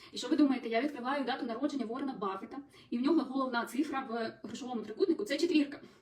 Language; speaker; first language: Ukrainian; non-native, local second language; Russian